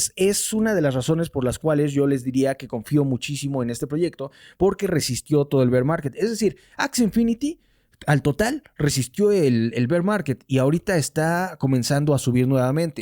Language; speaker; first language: Spanish; native; Spanish